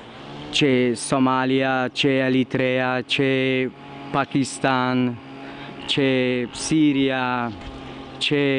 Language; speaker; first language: Italian; non-native, learner; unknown